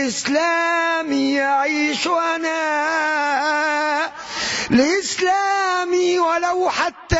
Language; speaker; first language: Arabic; native; Arabic